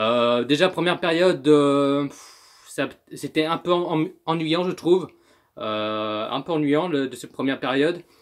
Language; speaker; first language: French; native; French